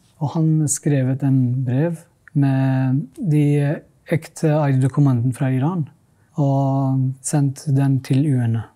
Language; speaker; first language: Norwegian; non-native, fluent; Kurdish